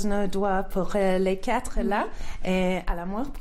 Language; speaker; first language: French; non-native, learner; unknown